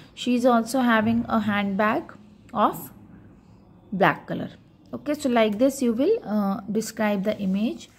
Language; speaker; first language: English; non-native, local second language; Hindi